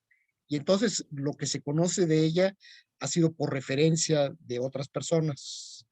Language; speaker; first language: Spanish; native; Spanish